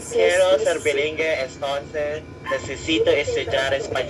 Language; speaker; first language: Spanish; non-native, learner; Filipino